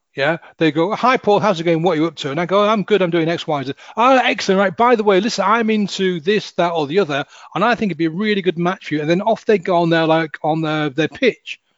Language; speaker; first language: English; native; English